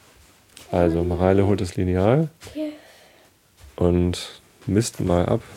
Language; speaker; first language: German; native; German